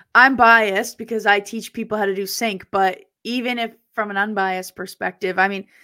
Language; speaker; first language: English; native; English